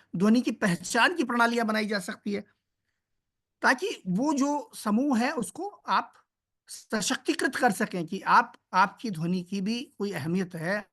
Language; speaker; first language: Hindi; native; Hindi